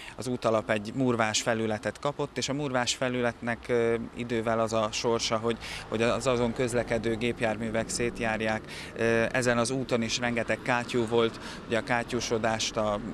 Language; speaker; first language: Hungarian; native; Hungarian